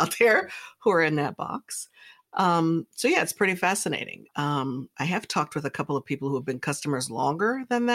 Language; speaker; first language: English; native; English